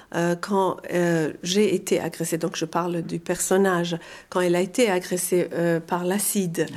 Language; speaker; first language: French; non-native, fluent; Persian